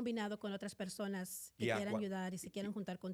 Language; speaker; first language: Spanish; native; Spanish